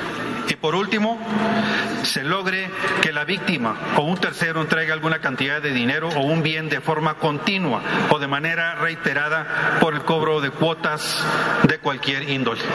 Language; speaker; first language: Spanish; native; Spanish